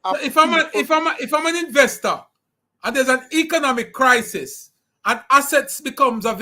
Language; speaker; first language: English; native; English